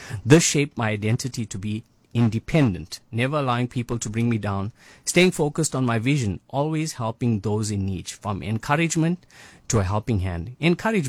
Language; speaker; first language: English; native; English